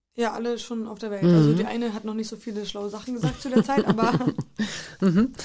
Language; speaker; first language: German; native; German